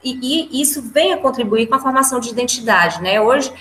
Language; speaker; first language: Portuguese; native; Portuguese